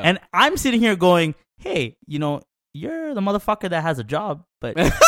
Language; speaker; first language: English; early bilingual, other home language; Tamil